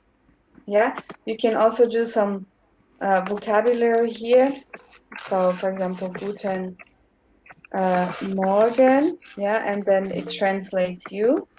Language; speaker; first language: English; non-native, fluent; German